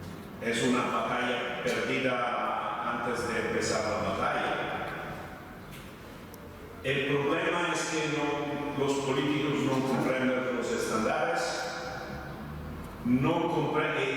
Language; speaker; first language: Spanish; non-native, fluent; Italian